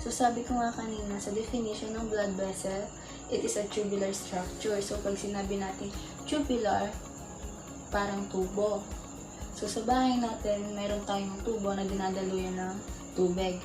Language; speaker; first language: Filipino; native; Filipino